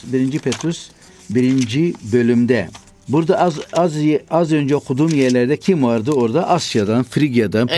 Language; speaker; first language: Turkish; non-native, fluent; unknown